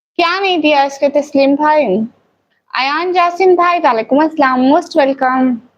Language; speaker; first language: Urdu; non-native, local second language; Punjabi